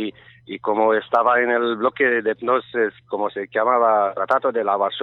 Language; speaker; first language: Spanish; non-native, learner; Romanian